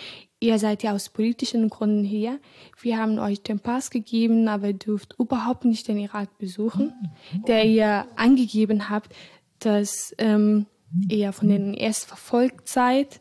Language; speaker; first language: German; early bilingual, other home language; Arabic